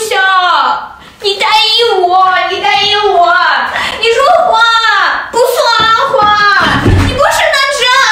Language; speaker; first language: Chinese; non-native, learner; Russian